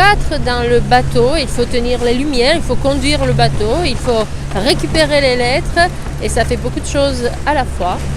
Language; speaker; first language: French; native; French